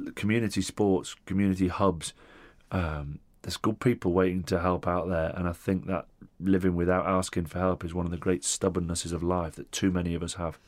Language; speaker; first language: English; non-native, local second language; Italian